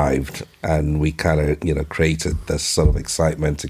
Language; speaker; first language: English; non-native, local second language; Igbo